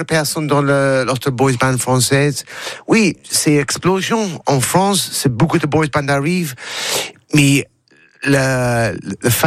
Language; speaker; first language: French; non-native, learner; English